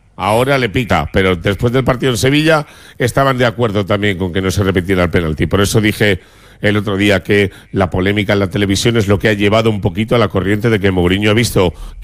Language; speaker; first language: Spanish; native; Spanish